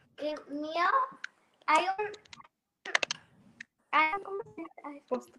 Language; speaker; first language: Spanish; early bilingual, heritage; Spanish